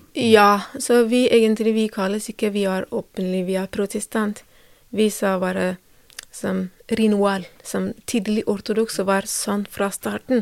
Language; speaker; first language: Norwegian; non-native, learner; Tigrinya